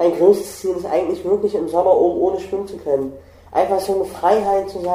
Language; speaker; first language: German; native; German